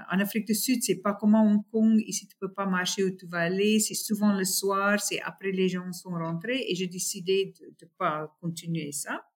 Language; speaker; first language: French; non-native, fluent; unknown